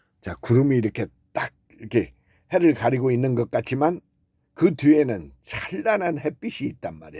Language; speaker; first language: Korean; native; Korean